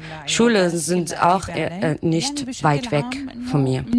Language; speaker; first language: German; non-native, learner; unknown